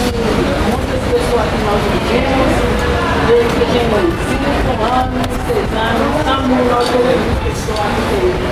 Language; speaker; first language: Portuguese; non-native, learner; Haitian Creole